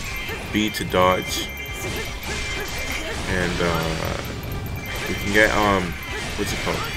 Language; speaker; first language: English; native; English